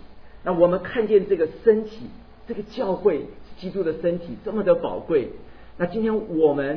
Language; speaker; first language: Chinese; native; Chinese